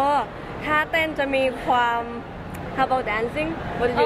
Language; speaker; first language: Thai; native; Thai